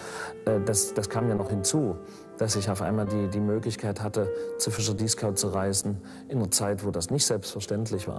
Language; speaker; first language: German; native; German